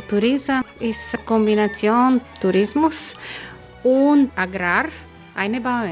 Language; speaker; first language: German; non-native, learner; Croatian